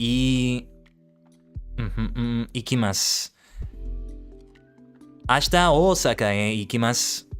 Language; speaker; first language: Japanese; non-native, learner; English